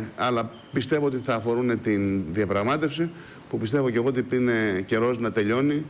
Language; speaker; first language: Greek; native; Greek